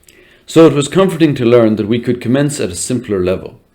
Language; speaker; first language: English; native; English